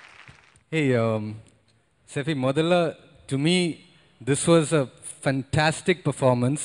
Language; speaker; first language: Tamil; early bilingual, heritage; Tamil